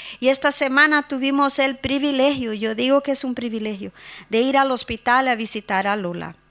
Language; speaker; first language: Spanish; non-native, fluent; Portuguese